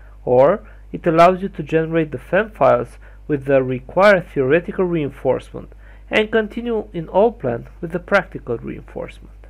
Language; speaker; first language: English; non-native, fluent; Romanian